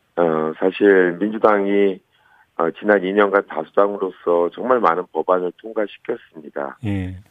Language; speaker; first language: Korean; native; Korean